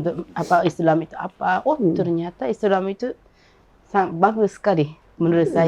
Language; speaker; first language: Indonesian; non-native, fluent; Japanese